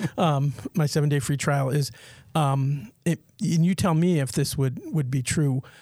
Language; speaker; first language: English; native; English